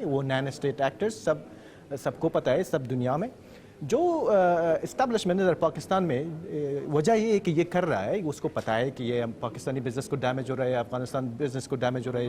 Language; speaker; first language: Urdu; non-native, fluent; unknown